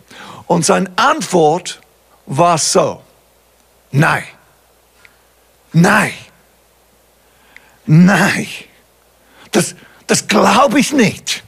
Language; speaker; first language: German; non-native, fluent; English